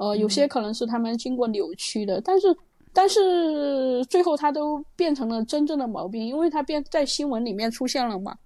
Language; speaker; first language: Chinese; native; Chinese